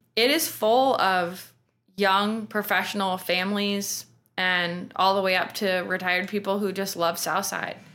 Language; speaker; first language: English; native; English